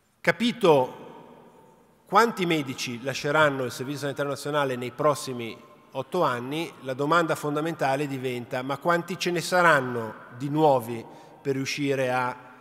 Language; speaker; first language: Italian; native; Italian